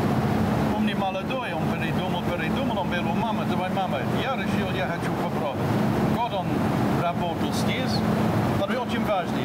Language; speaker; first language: Russian; non-native, fluent; English